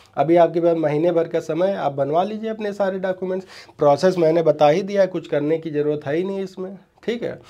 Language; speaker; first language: Hindi; native; Hindi